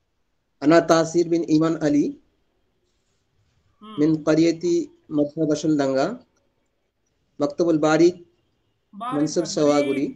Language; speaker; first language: Arabic; non-native, learner; Bangla